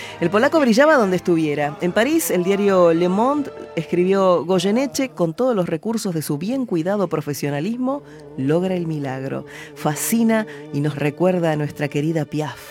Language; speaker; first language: Spanish; native; Spanish